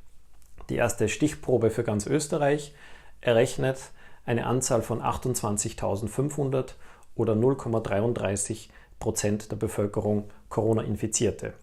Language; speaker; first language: German; native; German